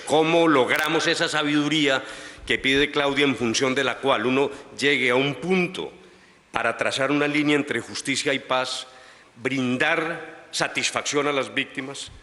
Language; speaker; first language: Spanish; native; Spanish